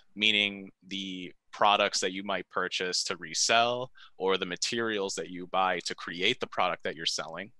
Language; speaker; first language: English; early bilingual, other home language; Spanish